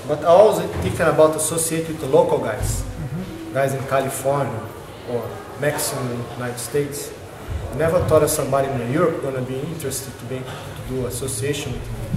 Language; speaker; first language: English; non-native, learner; Portuguese